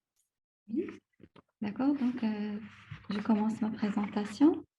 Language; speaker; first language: French; non-native, local second language; Arabic